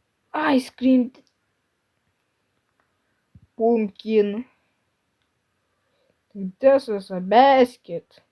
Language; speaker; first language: English; non-native, learner; Lithuanian